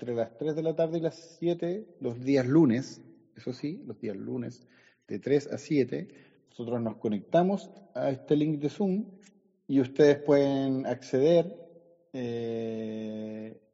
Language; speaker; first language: Spanish; native; Spanish